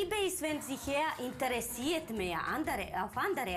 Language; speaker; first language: German; non-native, learner; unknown